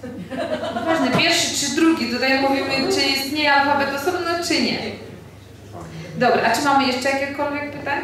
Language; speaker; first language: Polish; non-native, fluent; Georgian